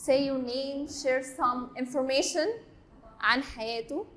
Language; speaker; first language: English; non-native, learner; Arabic